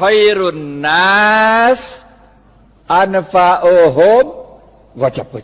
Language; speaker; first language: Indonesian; native; Indonesian